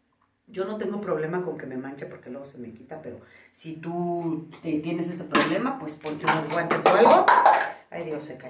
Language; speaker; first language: Spanish; native; Spanish